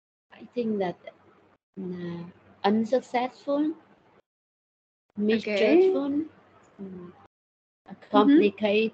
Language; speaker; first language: English; non-native, learner; Thai